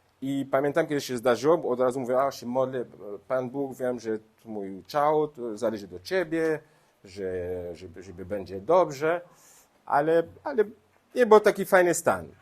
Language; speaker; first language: Polish; non-native, learner; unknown